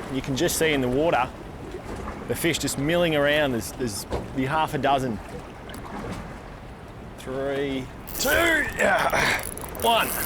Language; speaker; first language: English; native; English